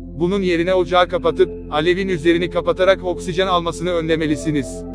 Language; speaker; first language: Turkish; native; Turkish